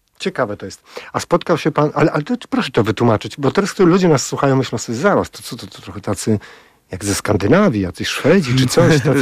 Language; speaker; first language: Polish; native; Polish